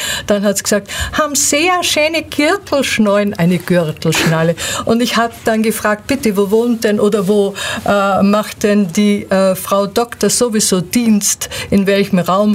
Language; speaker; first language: German; native; German